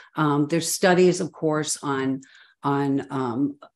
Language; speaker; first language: English; native; English